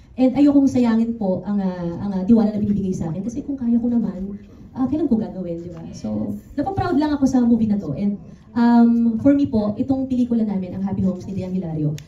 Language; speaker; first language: Filipino; native; Filipino